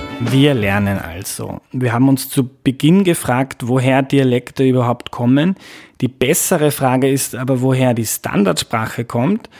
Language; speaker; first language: German; native; German